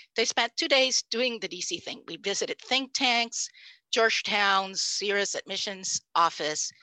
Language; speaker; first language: English; non-native, fluent; Spanish